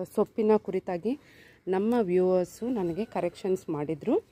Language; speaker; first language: Kannada; non-native, local second language; Telugu